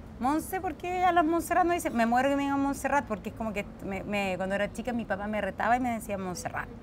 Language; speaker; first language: Spanish; native; Spanish